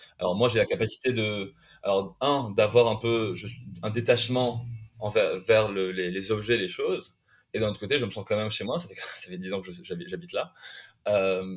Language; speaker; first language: French; non-native, local second language; Arabic